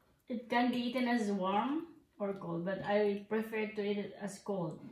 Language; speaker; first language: English; non-native, local second language; Filipino